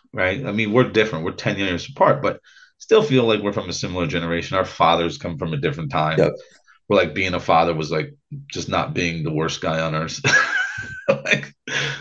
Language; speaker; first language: English; native; English